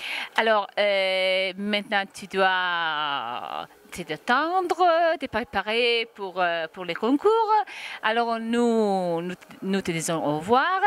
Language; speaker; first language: French; non-native, fluent; Italian